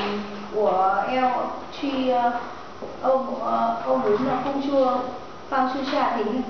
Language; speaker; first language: Chinese; non-native, learner; Vietnamese